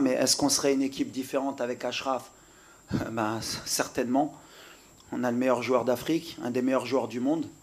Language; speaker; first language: French; native; French